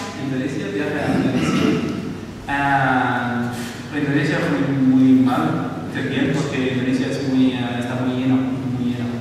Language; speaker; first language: Spanish; non-native, learner; Arabic